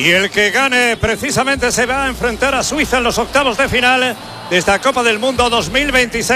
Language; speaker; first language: Spanish; native; Spanish